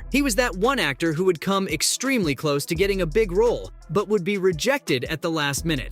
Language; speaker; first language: English; native; English